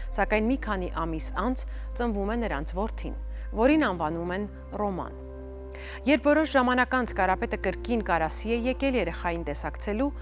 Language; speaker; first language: Armenian; native; Armenian